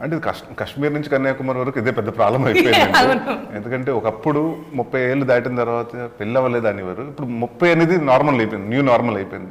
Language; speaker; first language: Telugu; native; Telugu